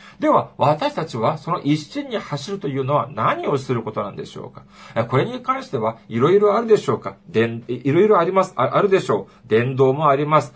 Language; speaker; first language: Japanese; non-native, fluent; Korean